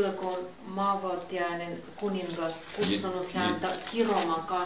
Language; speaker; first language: Finnish; non-native, fluent; Russian